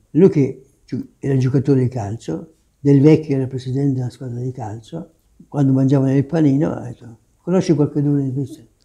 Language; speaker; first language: Italian; native; Italian